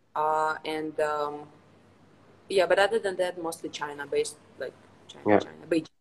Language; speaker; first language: English; non-native, fluent; Ukrainian